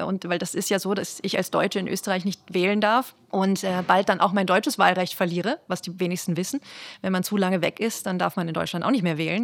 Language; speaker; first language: German; native; German